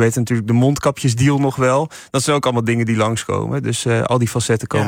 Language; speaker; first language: Dutch; native; Dutch